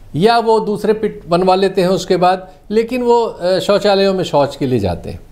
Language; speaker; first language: Hindi; native; Hindi